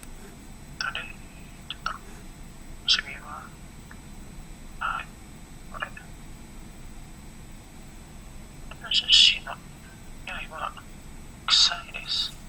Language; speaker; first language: Japanese; non-native, learner; Indonesian